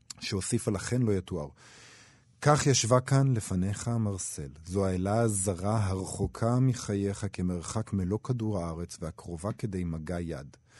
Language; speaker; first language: Hebrew; native; Hebrew